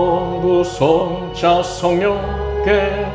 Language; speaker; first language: Korean; native; Korean